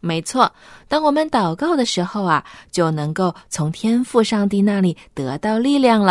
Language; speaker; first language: Chinese; native; Chinese